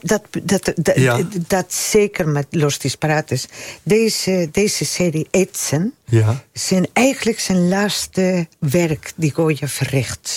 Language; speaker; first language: Dutch; non-native, fluent; Spanish